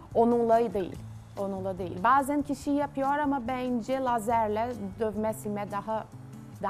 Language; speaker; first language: Turkish; non-native, learner; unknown